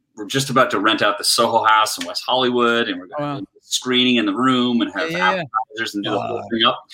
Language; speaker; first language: English; native; English